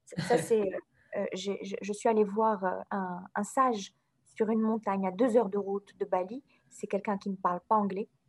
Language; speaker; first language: French; non-native, local second language; Arabic